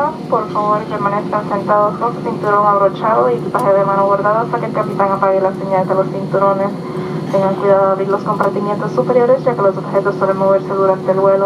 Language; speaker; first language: Spanish; native; Spanish